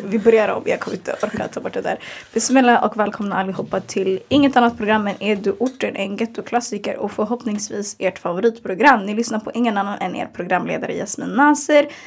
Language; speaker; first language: Swedish; early bilingual, other home language; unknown